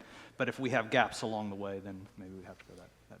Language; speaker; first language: English; native; English